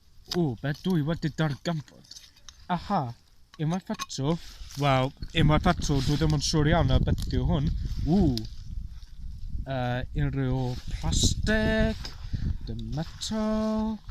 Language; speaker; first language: Welsh; non-native, learner; English